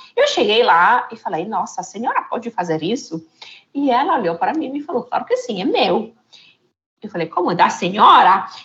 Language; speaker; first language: Portuguese; non-native, fluent; Italian